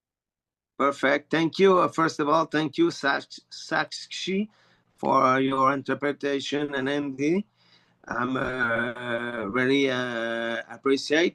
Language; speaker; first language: English; non-native, learner; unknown